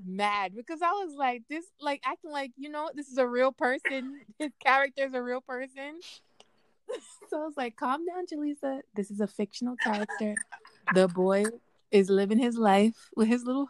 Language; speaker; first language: English; native; English